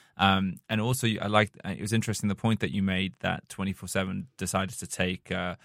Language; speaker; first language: English; native; English